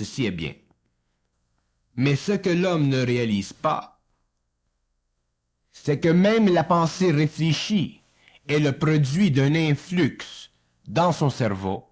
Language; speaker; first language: French; native; French